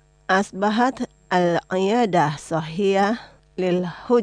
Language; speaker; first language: Arabic; non-native, fluent; Indonesian